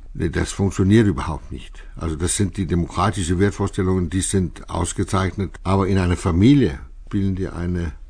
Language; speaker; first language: German; non-native, fluent; Danish